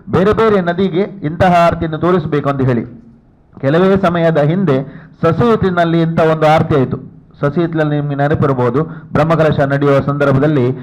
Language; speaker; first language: Kannada; non-native, local second language; Konkani